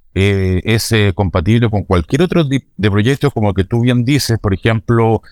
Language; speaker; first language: Spanish; native; Spanish